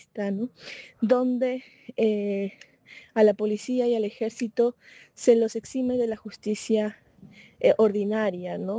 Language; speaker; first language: Spanish; native; Spanish